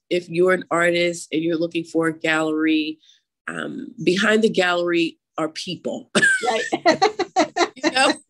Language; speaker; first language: English; native; English